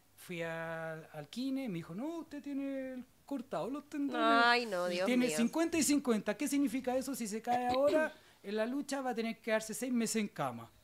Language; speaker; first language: Spanish; native; Spanish